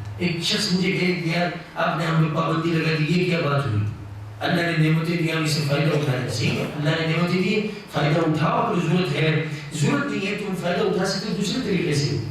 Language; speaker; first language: Urdu; non-native, local second language; Pashto